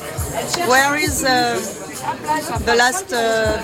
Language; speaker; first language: English; non-native, learner; French